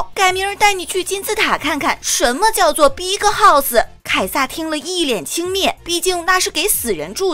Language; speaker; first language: Chinese; native; Chinese